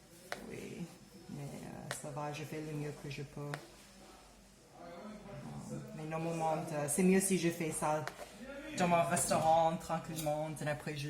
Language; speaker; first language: French; non-native, learner; English